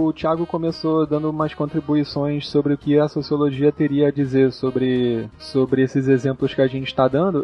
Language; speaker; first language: Portuguese; native; Portuguese